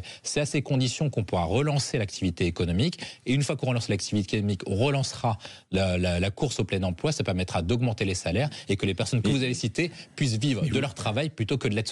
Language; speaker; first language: French; native; French